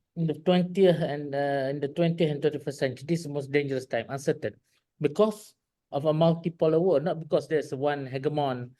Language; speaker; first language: English; non-native, local second language; Malay